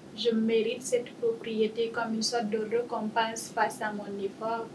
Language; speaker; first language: French; non-native, local second language; Fula